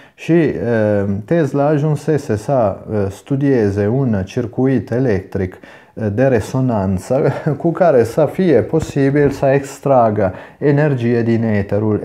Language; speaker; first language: Romanian; non-native, fluent; Italian